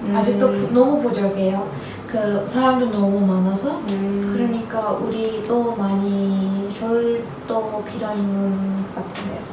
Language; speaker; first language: Korean; non-native, learner; Turkish